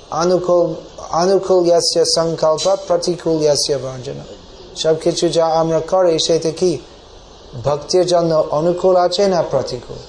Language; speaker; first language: Bangla; non-native, fluent; English